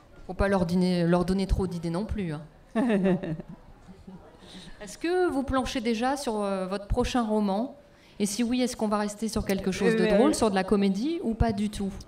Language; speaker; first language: French; native; French